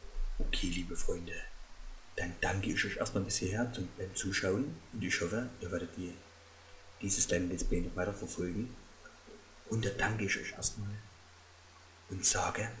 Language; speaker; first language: German; native; German